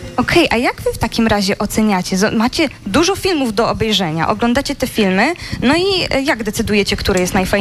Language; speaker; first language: Polish; native; Polish